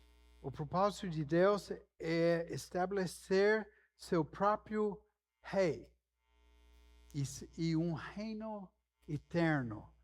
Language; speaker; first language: Portuguese; non-native, fluent; English